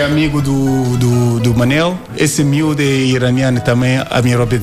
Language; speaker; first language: Portuguese; non-native, learner; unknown